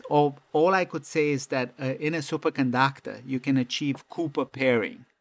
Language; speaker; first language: English; non-native, fluent; Romanian